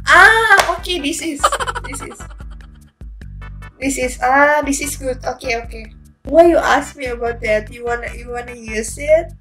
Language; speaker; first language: English; non-native, learner; Indonesian